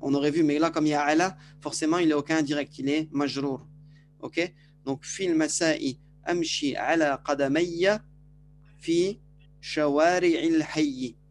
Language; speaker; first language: French; native; French